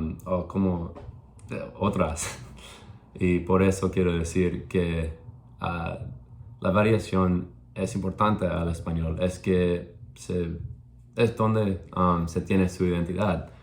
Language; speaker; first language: Spanish; non-native, learner; English